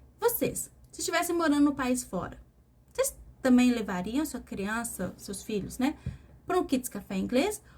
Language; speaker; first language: Portuguese; native; Portuguese